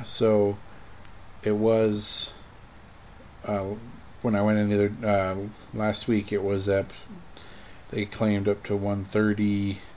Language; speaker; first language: English; native; English